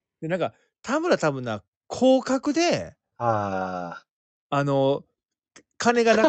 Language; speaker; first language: Japanese; native; Japanese